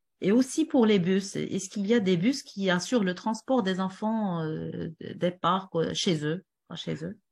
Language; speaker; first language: French; non-native, local second language; Arabic